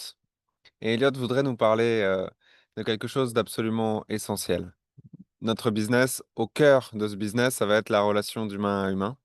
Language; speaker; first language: French; native; French